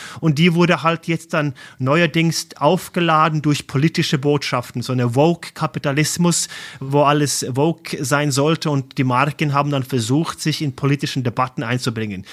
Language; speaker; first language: German; non-native, fluent; Norwegian